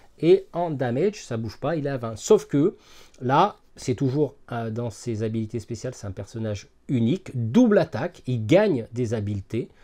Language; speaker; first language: French; native; French